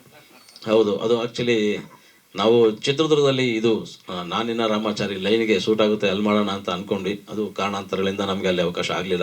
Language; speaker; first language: Kannada; native; Kannada